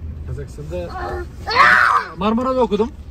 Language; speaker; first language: Turkish; non-native, fluent; Kazakh